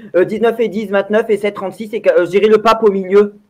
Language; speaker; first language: French; native; French